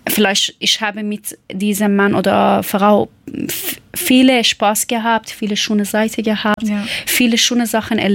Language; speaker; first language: German; non-native, learner; Persian